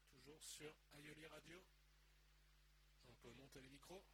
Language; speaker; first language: French; native; French